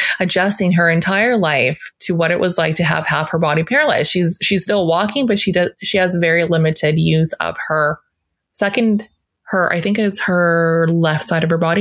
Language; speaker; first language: English; native; English